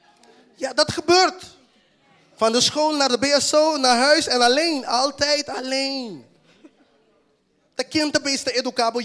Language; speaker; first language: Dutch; non-native, local second language; Papiamento